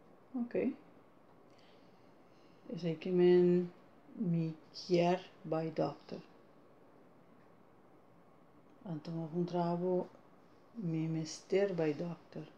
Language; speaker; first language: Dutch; non-native, learner; Papiamento